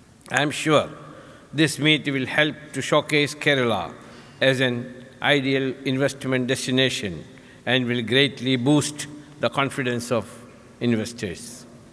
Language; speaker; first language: English; non-native, local second language; Malayalam